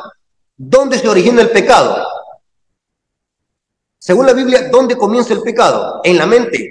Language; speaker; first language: Spanish; native; Spanish